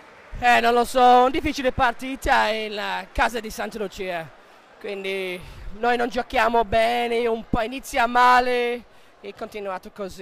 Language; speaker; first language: Italian; non-native, learner; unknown